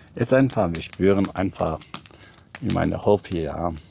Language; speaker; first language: German; non-native, learner; Albanian